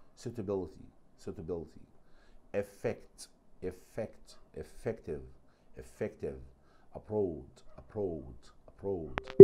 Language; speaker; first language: English; non-native, fluent; Arabic